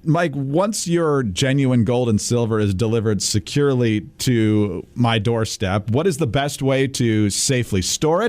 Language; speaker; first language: English; native; English